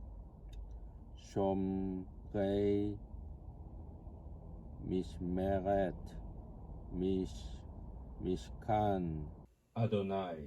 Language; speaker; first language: Hebrew; non-native, learner; Japanese